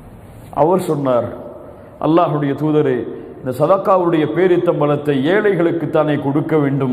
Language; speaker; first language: Tamil; native; Tamil